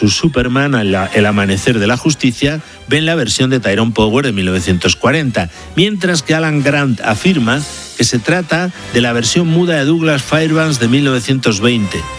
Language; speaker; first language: Spanish; native; Spanish